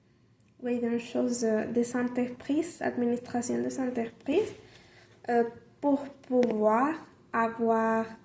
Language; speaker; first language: French; non-native, learner; Spanish